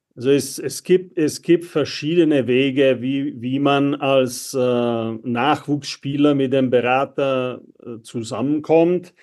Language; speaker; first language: German; non-native, fluent; Czech